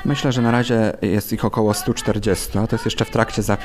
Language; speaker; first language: Polish; native; Polish